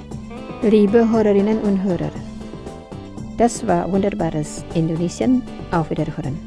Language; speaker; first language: German; non-native, fluent; Indonesian